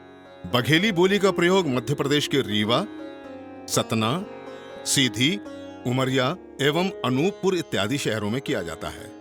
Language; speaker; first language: Hindi; native; Hindi